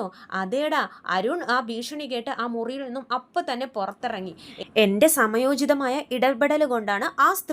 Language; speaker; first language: Malayalam; native; Malayalam